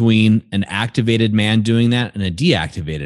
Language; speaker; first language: English; native; English